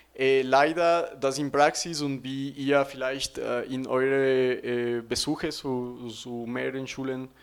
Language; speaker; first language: German; non-native, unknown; Spanish